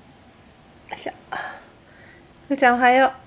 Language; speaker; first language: Japanese; native; Japanese